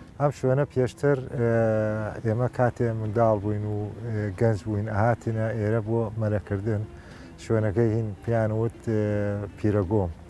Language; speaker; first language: Central Kurdish; native; Central Kurdish